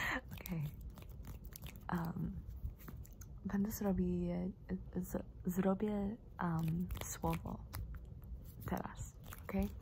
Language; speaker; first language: Polish; non-native, learner; English